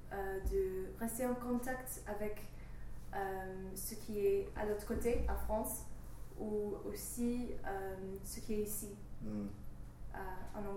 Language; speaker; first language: French; non-native, learner; English